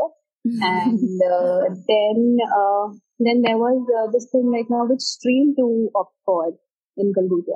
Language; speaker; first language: English; non-native, local second language; Hindi